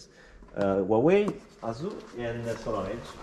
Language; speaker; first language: English; non-native, learner; Italian